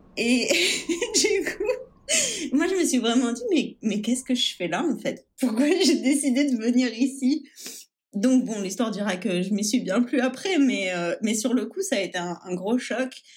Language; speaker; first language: French; native; French